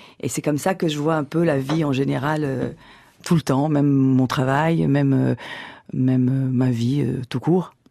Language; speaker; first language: French; early bilingual, other home language; Portuguese